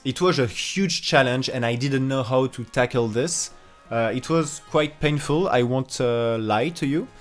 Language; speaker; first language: English; non-native, fluent; French